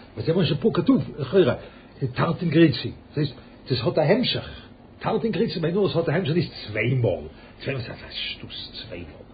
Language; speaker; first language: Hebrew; early bilingual, heritage; Yiddish